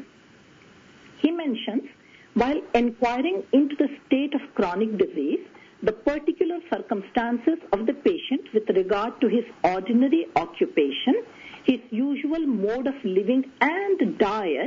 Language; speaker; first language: English; non-native, local second language; Tamil